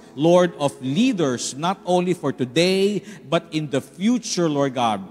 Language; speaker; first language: English; non-native, local second language; Filipino